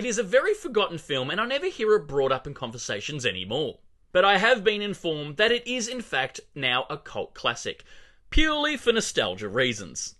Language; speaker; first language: English; native; English